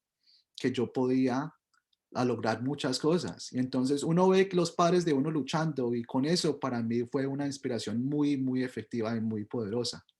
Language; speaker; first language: Spanish; early bilingual, heritage; Spanish